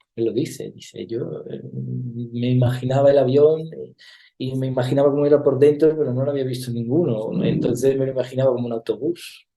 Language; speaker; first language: Spanish; non-native, fluent; Italian